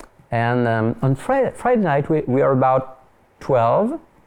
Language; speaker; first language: English; non-native, fluent; French